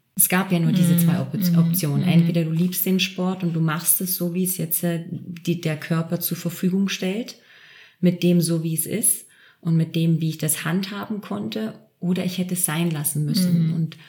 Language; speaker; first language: German; native; German